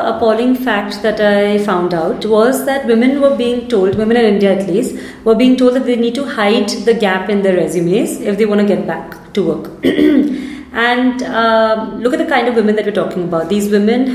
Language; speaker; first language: English; non-native, local second language; Hindi